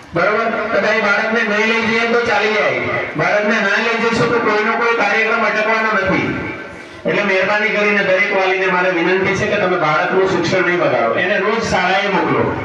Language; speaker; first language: Gujarati; native; Gujarati